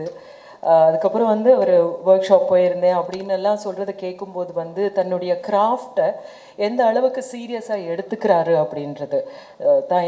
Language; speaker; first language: Tamil; native; Tamil